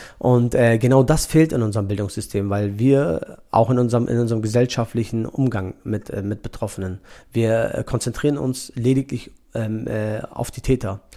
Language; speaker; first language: German; early bilingual, other home language; Turkish